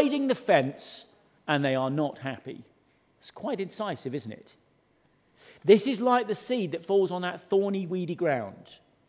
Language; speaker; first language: English; native; English